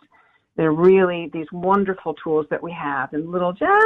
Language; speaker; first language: English; native; English